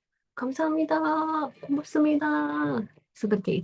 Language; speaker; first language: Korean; non-native, fluent; Indonesian